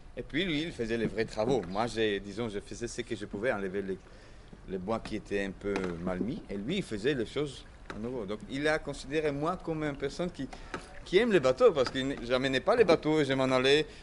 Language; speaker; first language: French; non-native, fluent; Polish